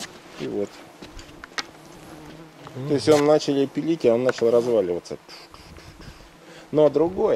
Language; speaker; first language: Russian; native; Russian